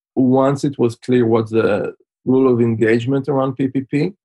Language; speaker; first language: English; non-native, fluent; Hebrew